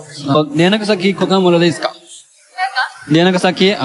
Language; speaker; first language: Japanese; non-native, fluent; Chinese